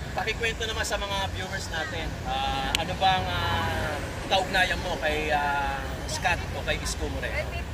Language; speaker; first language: Filipino; native; Filipino